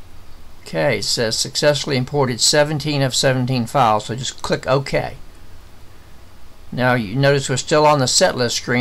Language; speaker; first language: English; native; English